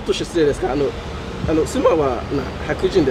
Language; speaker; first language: Japanese; non-native, learner; English